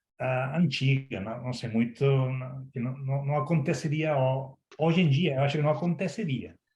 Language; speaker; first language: Portuguese; non-native, fluent; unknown